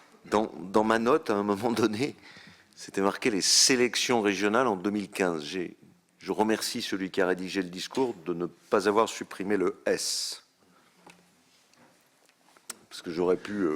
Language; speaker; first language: French; native; French